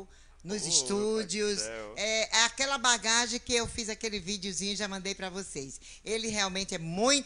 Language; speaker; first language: Portuguese; native; Portuguese